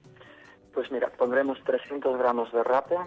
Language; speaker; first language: Spanish; native; Spanish